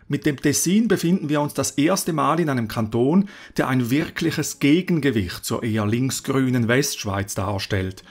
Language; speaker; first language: German; native; German